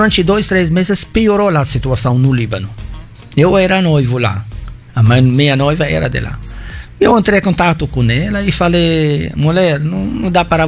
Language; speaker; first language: Portuguese; non-native, fluent; Arabic